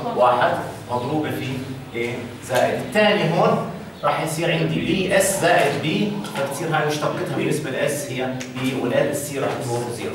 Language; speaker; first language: Arabic; native; Arabic